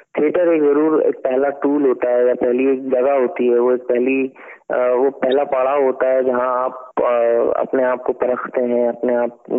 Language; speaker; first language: Hindi; native; Hindi